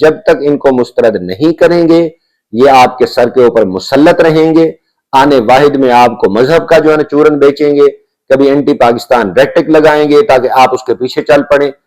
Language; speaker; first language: Urdu; non-native, local second language; Punjabi